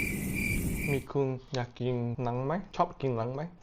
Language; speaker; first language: Thai; non-native, learner; Cantonese